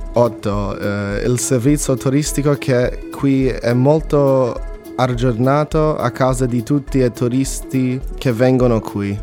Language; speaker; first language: Italian; non-native, learner; English